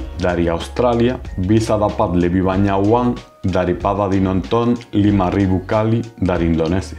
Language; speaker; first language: Indonesian; non-native, fluent; Spanish